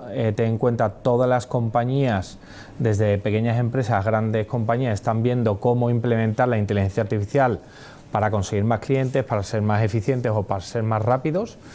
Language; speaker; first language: Spanish; native; Spanish